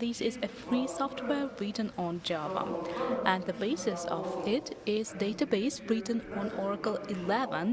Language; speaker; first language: English; non-native, fluent; Russian